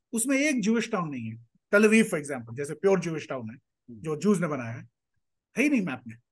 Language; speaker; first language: Hindi; native; Hindi